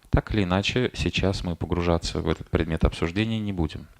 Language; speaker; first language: Russian; native; Russian